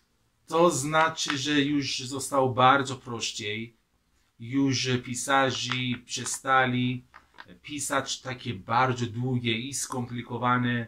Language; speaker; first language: Polish; non-native, fluent; Persian